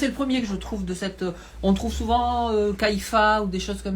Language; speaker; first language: French; native; French